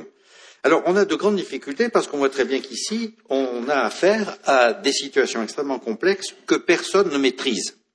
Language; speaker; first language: French; native; French